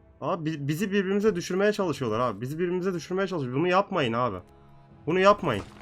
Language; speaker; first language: Turkish; native; Turkish